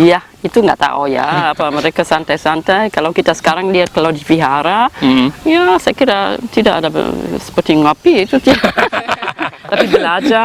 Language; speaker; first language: Indonesian; non-native, fluent; German